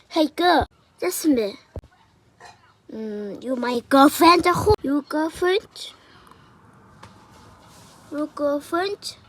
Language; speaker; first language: English; non-native, learner; Mongolian